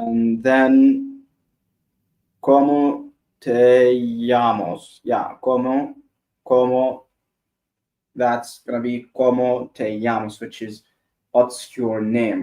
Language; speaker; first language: Spanish; non-native, learner; Arabic